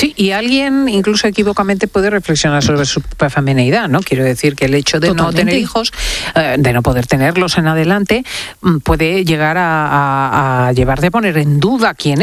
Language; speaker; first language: Spanish; native; Spanish